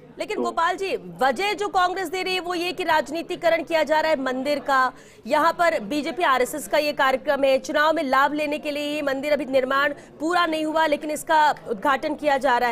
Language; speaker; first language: Hindi; native; Hindi